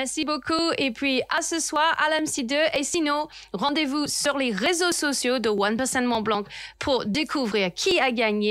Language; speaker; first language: French; native; French